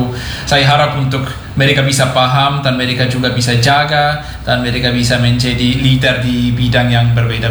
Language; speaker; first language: Indonesian; non-native, fluent; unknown